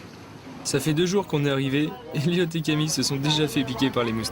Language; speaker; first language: French; native; French